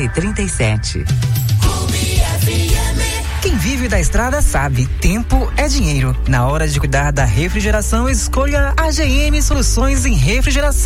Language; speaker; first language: Portuguese; native; Portuguese